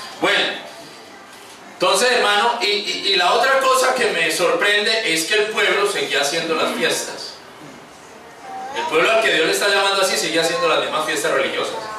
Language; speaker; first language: Spanish; native; Spanish